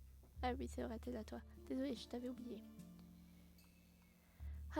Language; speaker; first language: French; native; French